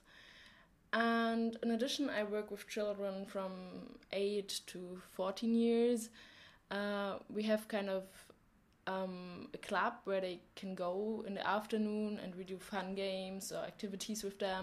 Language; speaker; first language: English; non-native, fluent; German